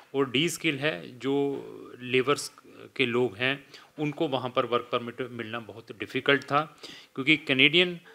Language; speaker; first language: Hindi; native; Hindi